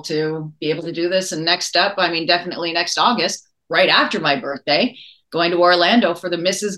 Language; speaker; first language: English; native; English